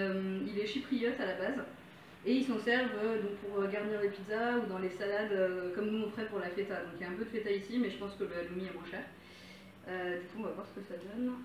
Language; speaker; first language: French; native; French